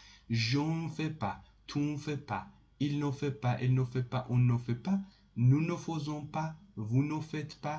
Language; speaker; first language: French; non-native, fluent; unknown